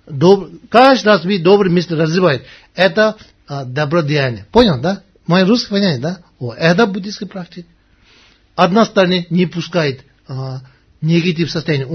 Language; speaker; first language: Russian; non-native, learner; Tibetan